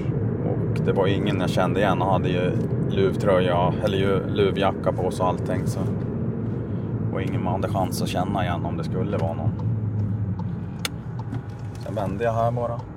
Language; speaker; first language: Swedish; native; Swedish